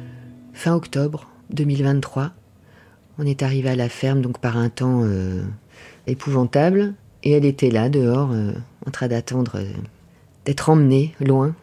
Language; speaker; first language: French; native; French